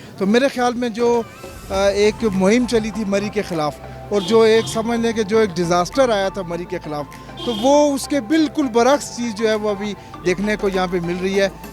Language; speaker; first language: Urdu; non-native, local second language; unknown